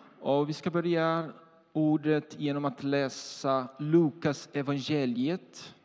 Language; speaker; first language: Swedish; non-native, fluent; Portuguese